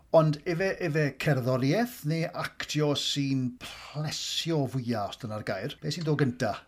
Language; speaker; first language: Welsh; native; Welsh